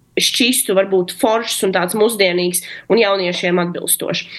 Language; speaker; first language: Latvian; non-native, local second language; Russian